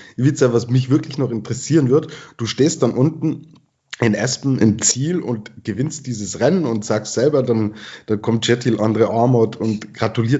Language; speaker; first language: German; native; German